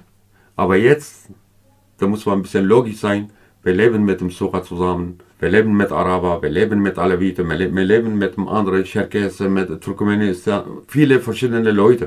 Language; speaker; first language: German; non-native, fluent; Kurdish